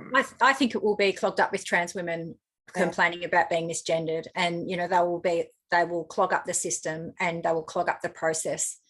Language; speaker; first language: English; native; English